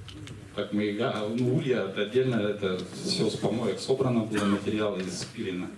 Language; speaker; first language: Russian; native; Russian